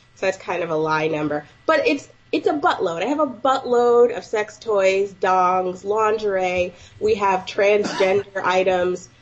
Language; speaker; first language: English; native; English